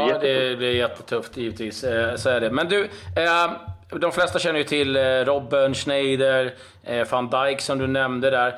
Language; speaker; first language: Swedish; native; Swedish